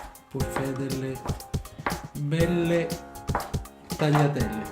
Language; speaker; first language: French; non-native, fluent; Italian